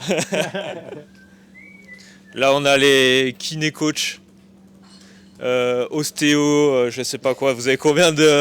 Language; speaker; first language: French; native; French